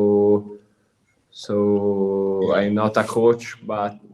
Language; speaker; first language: English; non-native, learner; Italian